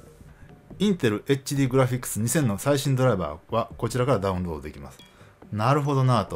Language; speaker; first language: Japanese; native; Japanese